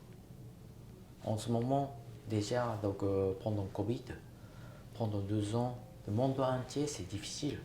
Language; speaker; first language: French; non-native, learner; Japanese